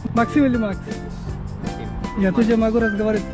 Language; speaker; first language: Russian; non-native, learner; Bangla